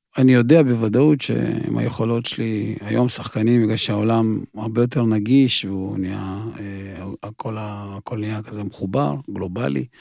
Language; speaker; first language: Hebrew; non-native, fluent; Russian